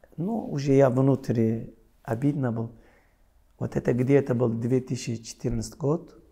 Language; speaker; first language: Russian; non-native, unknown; Turkish